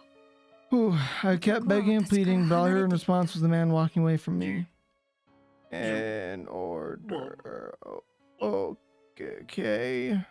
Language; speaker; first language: English; native; English